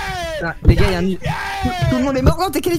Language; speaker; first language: French; native; French